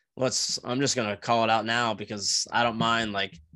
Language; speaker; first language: English; native; English